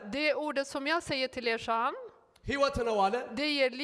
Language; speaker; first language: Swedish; non-native, fluent; Amharic